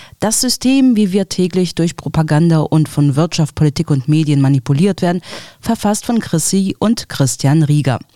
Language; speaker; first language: German; early bilingual, other home language; Russian